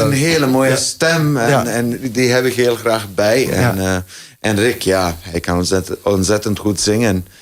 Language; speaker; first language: Dutch; non-native, fluent; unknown